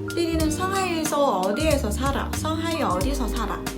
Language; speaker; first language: Korean; non-native, fluent; Chinese